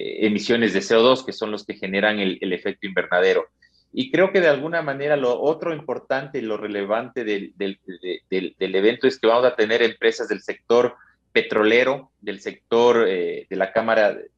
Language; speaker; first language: Spanish; native; Spanish